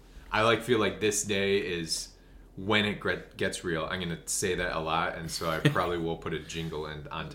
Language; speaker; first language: English; native; English